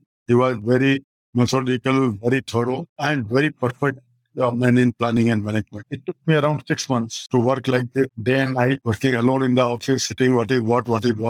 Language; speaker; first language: English; non-native, local second language; Marwari